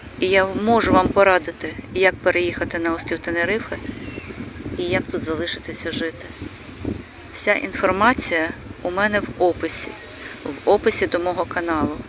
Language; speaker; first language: Ukrainian; native; Ukrainian